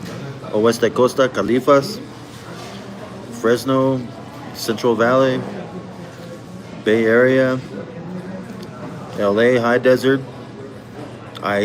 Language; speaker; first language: Spanish; non-native, learner; English